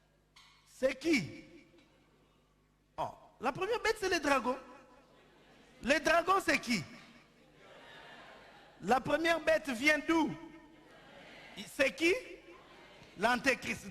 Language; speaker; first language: French; non-native, local second language; Lingala